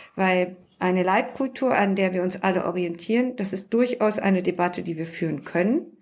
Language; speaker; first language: German; early bilingual, other home language; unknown